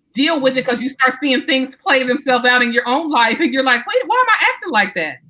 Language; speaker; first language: English; native; English